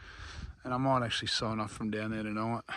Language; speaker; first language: English; native; English